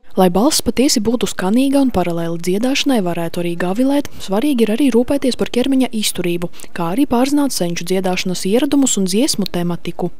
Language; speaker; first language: Latvian; native; Latvian